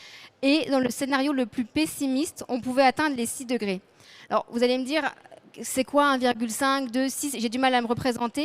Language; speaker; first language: French; native; French